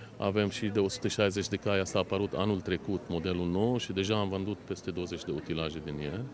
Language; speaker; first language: Romanian; non-native, fluent; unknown